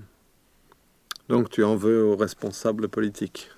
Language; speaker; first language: French; native; French